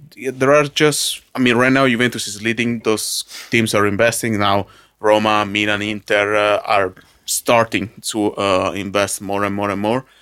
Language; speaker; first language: English; non-native, fluent; Italian